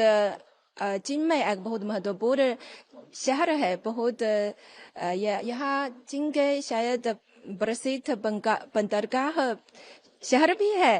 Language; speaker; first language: Hindi; non-native, learner; Chinese